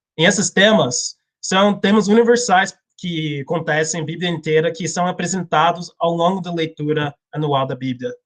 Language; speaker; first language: Portuguese; non-native, fluent; English